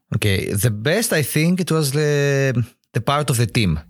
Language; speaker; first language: English; non-native, learner; Greek